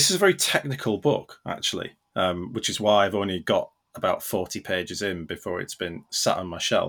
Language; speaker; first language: English; native; English